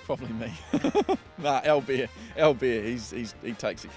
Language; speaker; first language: English; native; English